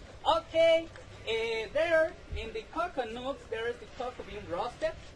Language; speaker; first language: English; non-native, learner; Spanish